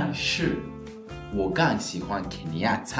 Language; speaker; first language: Chinese; non-native, learner; Swahili